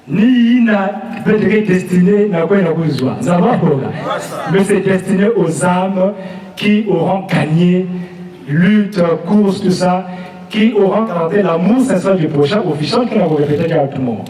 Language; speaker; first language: French; non-native, local second language; Lingala